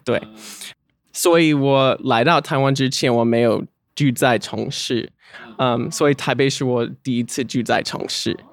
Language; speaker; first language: Chinese; non-native, learner; English